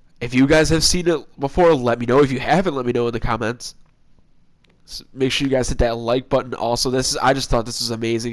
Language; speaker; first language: English; native; English